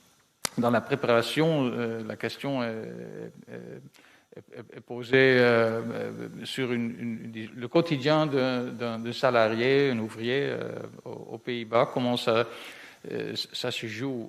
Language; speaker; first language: French; non-native, fluent; Dutch